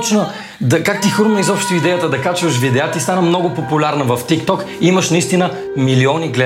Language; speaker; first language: Bulgarian; native; Bulgarian